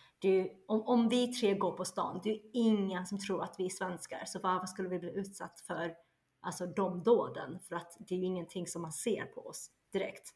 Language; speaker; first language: Swedish; early bilingual, other home language; Chinese